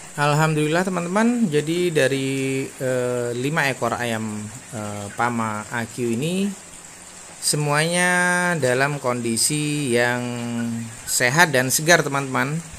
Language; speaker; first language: Indonesian; native; Indonesian